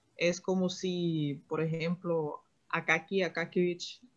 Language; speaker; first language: Spanish; non-native, fluent; Russian